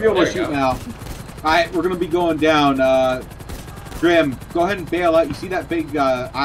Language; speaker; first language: English; native; English